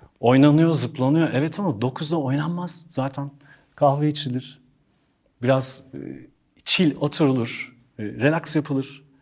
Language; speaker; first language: Turkish; native; Turkish